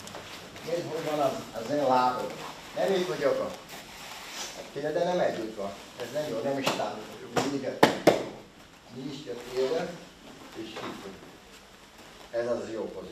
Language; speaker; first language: Hungarian; non-native, learner; Portuguese